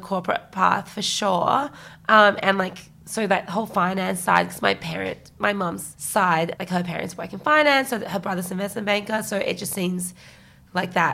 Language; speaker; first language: English; early bilingual, other home language; Chinese